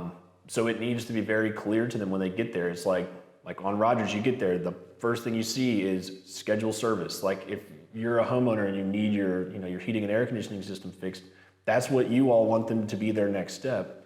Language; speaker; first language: English; native; English